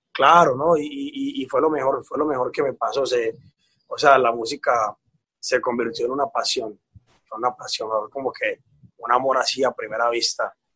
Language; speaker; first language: Spanish; native; Spanish